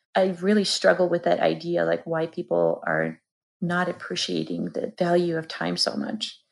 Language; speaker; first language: English; non-native, fluent; Georgian